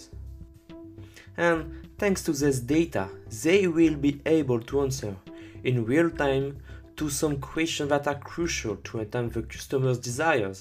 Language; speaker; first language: English; non-native, fluent; French